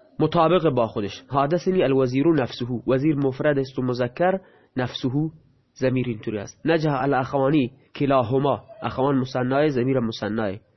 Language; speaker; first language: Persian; non-native, local second language; Baluchi